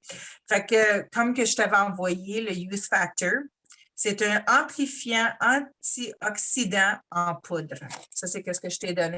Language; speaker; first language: French; native; French